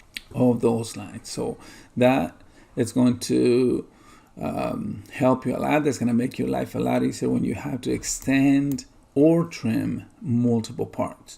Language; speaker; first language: English; native; English